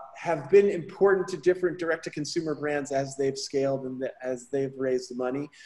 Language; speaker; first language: English; native; English